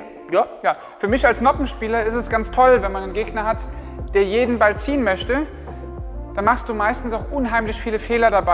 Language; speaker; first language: German; native; German